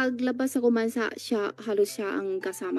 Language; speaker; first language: Filipino; non-native, learner; Chinese